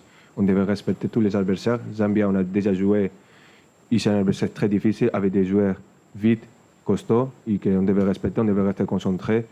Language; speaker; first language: French; non-native, fluent; Spanish